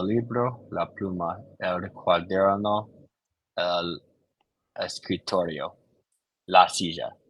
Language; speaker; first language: Spanish; non-native, learner; English